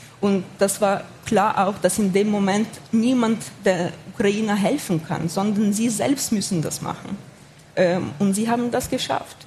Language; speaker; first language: German; non-native, fluent; Ukrainian